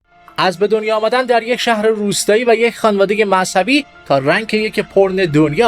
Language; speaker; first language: Persian; native; Persian